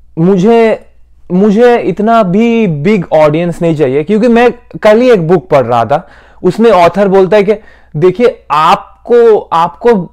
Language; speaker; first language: Hindi; non-native, local second language; Bangla